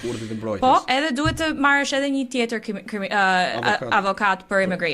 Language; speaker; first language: Albanian; early bilingual, heritage; Albanian